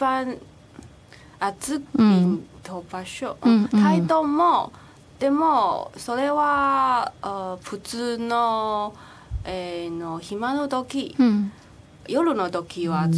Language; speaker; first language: Japanese; non-native, learner; Chinese